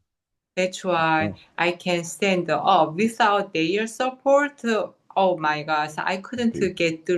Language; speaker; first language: English; non-native, fluent; Korean